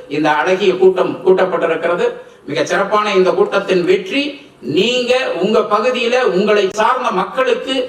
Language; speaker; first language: Tamil; non-native, local second language; Telugu